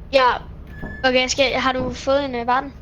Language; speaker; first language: Danish; native; Danish